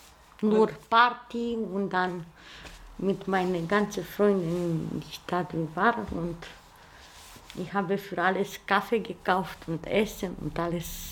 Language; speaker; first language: German; non-native, learner; Romanian